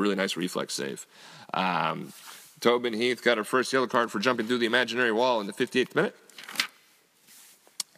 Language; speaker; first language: English; native; English